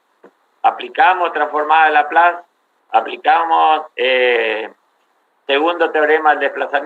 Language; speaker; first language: Spanish; native; Spanish